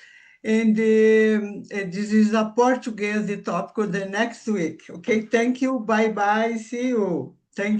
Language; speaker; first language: English; non-native, learner; Portuguese